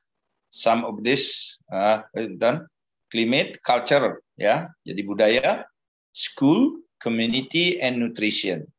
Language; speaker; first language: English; non-native, learner; Indonesian